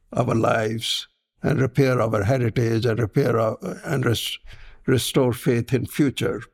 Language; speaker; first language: English; non-native, local second language; Punjabi